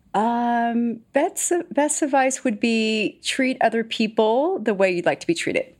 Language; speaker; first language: English; early bilingual, other home language; Korean